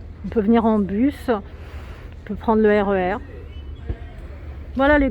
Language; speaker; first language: French; native; French